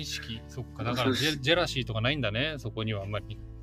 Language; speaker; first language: Japanese; native; Japanese